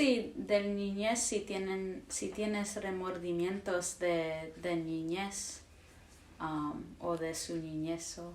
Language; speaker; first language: Spanish; early bilingual, heritage; English